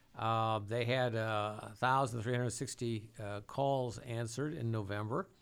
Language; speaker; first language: English; native; English